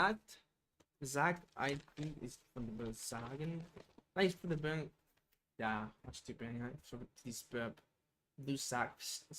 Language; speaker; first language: German; non-native, learner; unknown